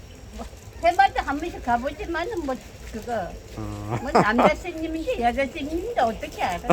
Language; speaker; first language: Korean; native; Korean